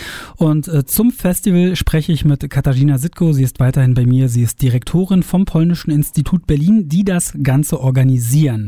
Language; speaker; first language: German; native; German